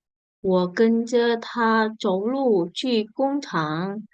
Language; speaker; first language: Chinese; non-native, fluent; Indonesian